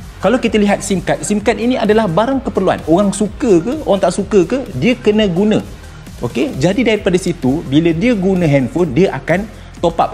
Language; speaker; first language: Malay; native; Malay